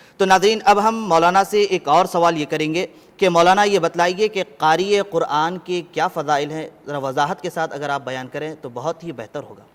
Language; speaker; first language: Urdu; native; Urdu